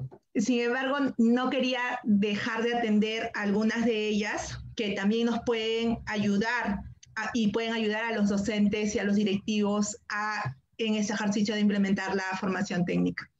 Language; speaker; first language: Spanish; native; Spanish